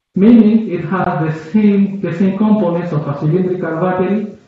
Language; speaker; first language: English; non-native, fluent; Spanish